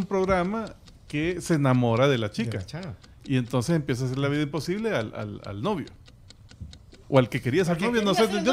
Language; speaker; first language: Spanish; native; Spanish